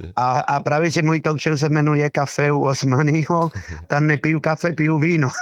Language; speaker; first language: Czech; non-native, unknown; Spanish